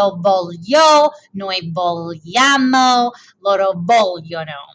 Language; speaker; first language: Italian; non-native, fluent; English